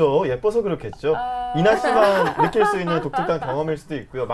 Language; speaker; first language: Korean; native; Korean